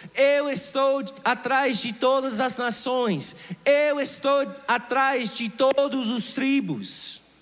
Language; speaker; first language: Portuguese; non-native, fluent; English